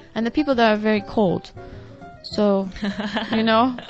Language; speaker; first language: English; non-native, fluent; Portuguese